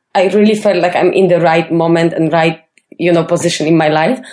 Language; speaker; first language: English; non-native, fluent; Polish